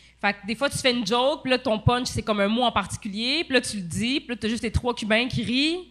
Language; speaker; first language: French; native; French